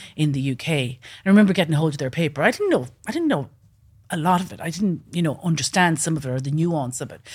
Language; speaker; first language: English; native; English